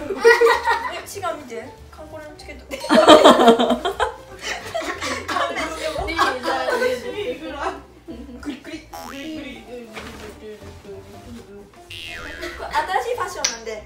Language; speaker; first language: Japanese; native; Japanese